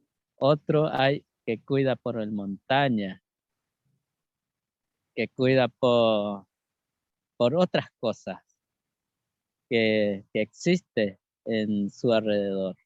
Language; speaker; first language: Spanish; non-native, local second language; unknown